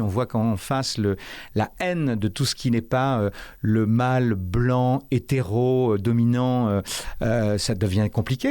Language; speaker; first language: French; native; French